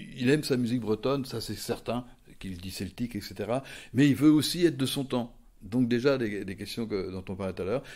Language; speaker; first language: French; native; French